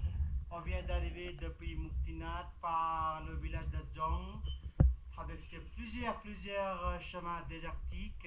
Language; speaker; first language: French; non-native, fluent; Nepali